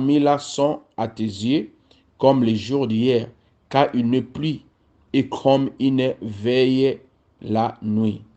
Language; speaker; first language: French; non-native, local second language; Lingala